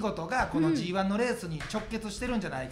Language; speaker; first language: Japanese; native; Japanese